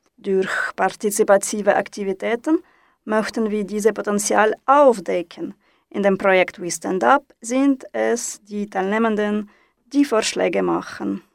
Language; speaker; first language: German; non-native, fluent; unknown